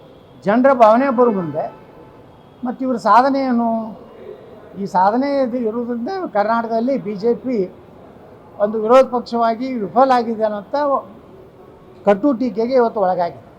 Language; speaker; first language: Kannada; native; Kannada